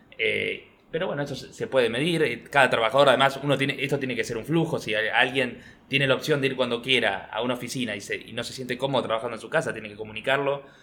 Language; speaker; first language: Spanish; native; Spanish